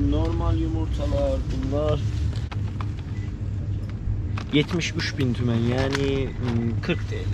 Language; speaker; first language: Turkish; non-native, fluent; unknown